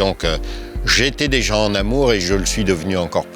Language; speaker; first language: French; native; French